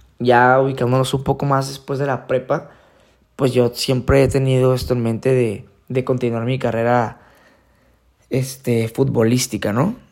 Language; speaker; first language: Spanish; native; Spanish